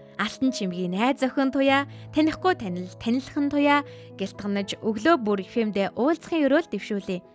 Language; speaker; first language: Mongolian; native; Mongolian